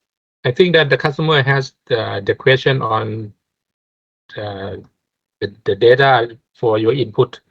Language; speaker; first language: English; non-native, fluent; Thai